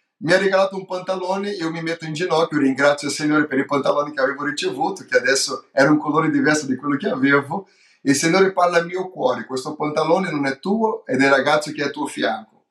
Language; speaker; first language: Italian; non-native, fluent; Portuguese